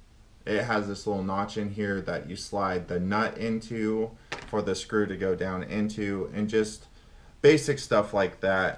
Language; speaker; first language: English; native; English